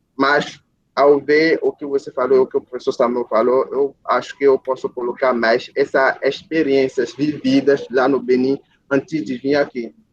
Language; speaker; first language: Portuguese; non-native, fluent; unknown